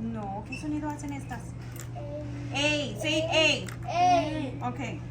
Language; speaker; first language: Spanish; early bilingual, heritage; Spanish